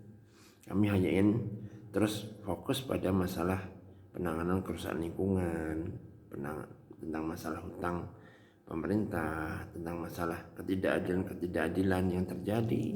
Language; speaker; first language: Indonesian; native; Indonesian